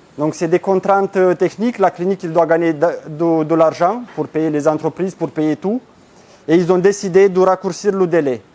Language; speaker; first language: French; non-native, fluent; Romanian